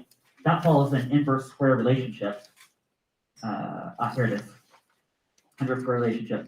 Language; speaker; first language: English; native; English